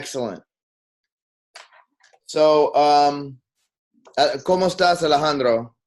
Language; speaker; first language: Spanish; non-native, learner; English